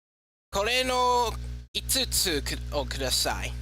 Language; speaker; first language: Japanese; non-native, learner; English